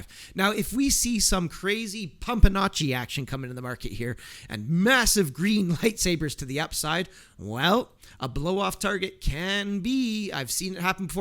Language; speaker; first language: English; native; English